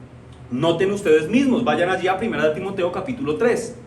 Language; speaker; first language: Spanish; native; Spanish